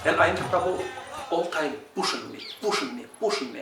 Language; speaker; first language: English; non-native, learner; Russian